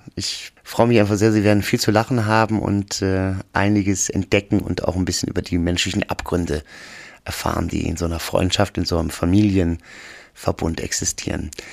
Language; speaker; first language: German; native; German